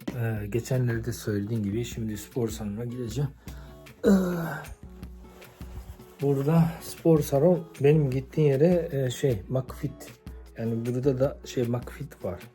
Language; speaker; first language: Turkish; non-native, fluent; Japanese